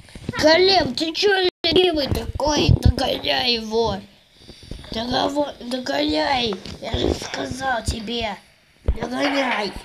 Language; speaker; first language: Russian; native; Russian